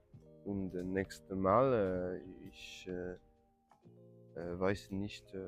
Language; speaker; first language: German; non-native, learner; French